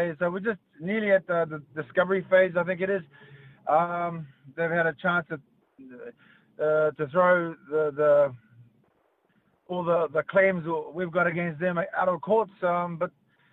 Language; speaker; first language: English; native; English